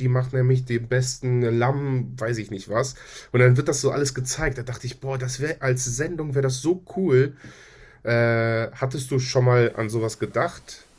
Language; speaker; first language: German; native; German